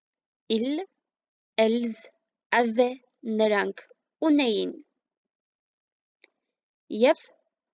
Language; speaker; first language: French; non-native, fluent; Armenian